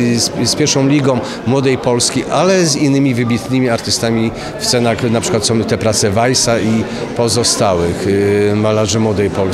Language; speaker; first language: Polish; native; Polish